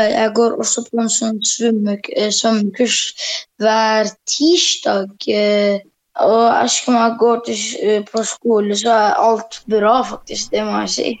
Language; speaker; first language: Norwegian; early bilingual, other home language; Arabic